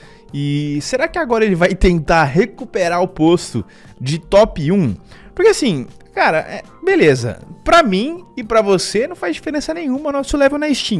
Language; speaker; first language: Portuguese; native; Portuguese